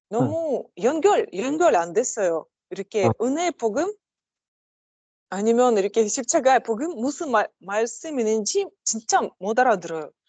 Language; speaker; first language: Korean; non-native, learner; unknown